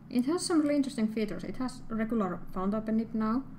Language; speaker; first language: English; non-native, fluent; Finnish